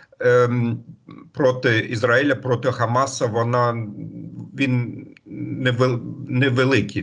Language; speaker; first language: Ukrainian; non-native, fluent; German